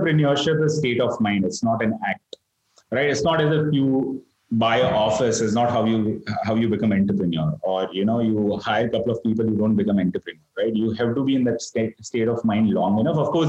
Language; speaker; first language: English; non-native, local second language; Gujarati